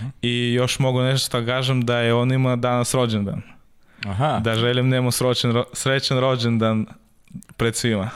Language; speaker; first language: Serbian; non-native, learner; Russian